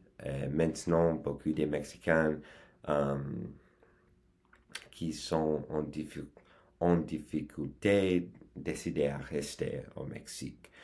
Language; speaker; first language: French; non-native, learner; English